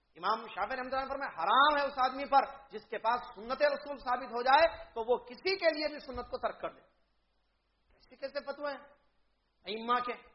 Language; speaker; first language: Urdu; native; Urdu